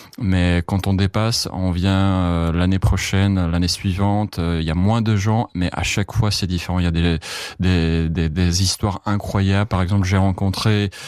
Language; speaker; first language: French; non-native, fluent; Czech